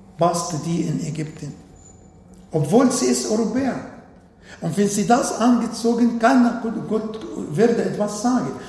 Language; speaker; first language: German; non-native, fluent; Arabic